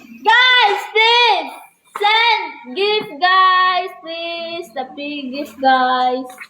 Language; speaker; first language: English; non-native, local second language; Cebuano